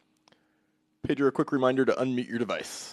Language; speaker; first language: English; native; English